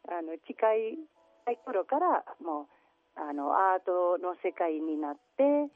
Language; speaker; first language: Japanese; non-native, learner; Catalan